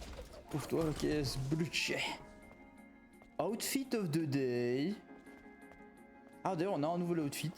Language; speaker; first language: French; native; French